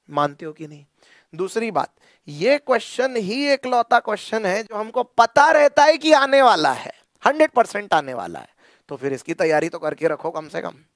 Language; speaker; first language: Hindi; non-native, local second language; Marathi